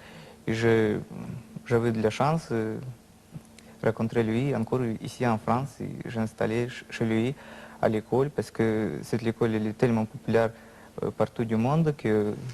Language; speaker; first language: French; non-native, learner; Russian